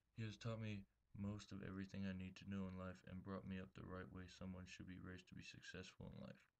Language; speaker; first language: English; native; English